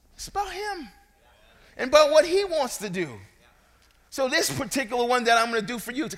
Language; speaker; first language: English; native; English